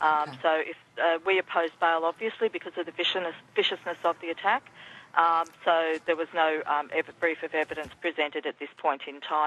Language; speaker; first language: English; native; English